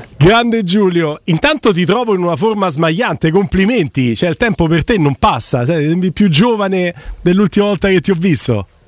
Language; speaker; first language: Italian; native; Italian